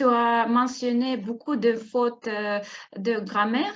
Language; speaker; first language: French; non-native, fluent; Russian